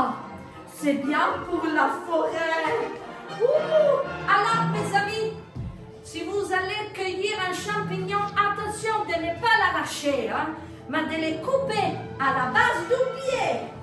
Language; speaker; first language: French; non-native, fluent; Italian